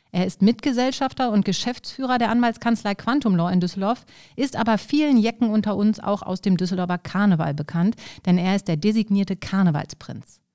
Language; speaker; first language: German; native; German